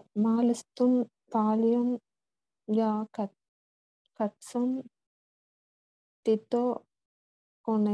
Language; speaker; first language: Finnish; non-native, learner; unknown